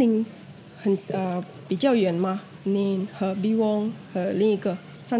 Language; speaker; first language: Chinese; non-native, fluent; Indonesian